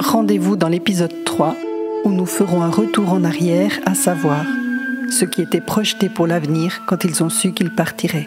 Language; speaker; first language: French; native; French